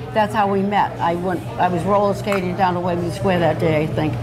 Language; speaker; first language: English; native; English